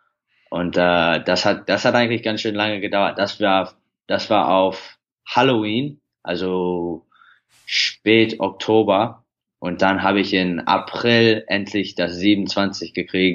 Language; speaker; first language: German; early bilingual, heritage; English